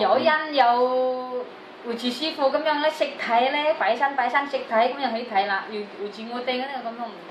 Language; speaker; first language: Cantonese; non-native, learner; Indonesian